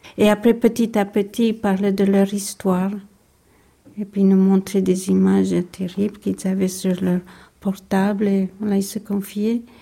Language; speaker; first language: French; early bilingual, other home language; Basque